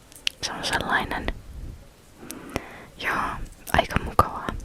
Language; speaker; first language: Finnish; non-native, fluent; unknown